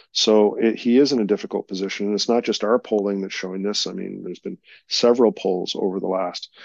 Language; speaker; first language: English; native; English